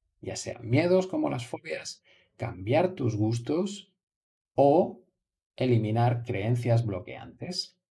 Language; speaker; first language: Spanish; native; Spanish